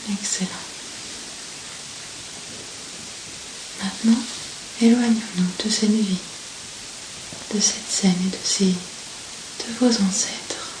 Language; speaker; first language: French; native; French